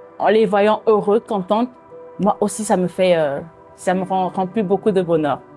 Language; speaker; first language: French; non-native, local second language; Lingala